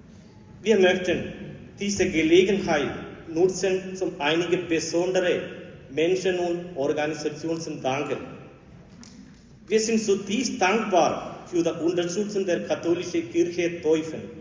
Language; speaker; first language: German; non-native, fluent; Malayalam